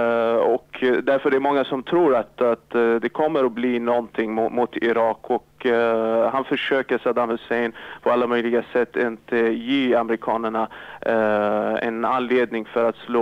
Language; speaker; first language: Swedish; non-native, fluent; Arabic